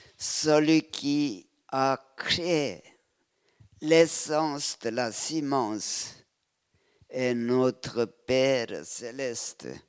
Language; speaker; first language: French; non-native, fluent; Korean